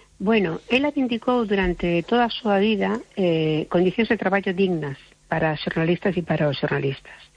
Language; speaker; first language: Galician; non-native, local second language; Spanish